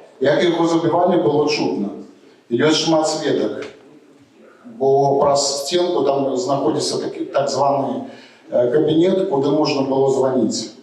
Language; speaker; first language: Belarusian; non-native, local second language; Russian